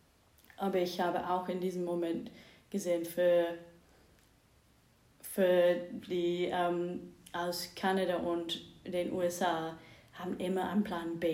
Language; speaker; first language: German; non-native, fluent; English